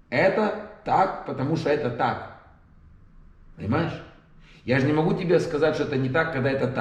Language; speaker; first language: Russian; native; Russian